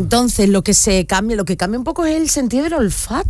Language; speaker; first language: Spanish; native; Spanish